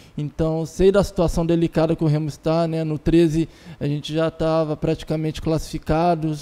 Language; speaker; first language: Portuguese; native; Portuguese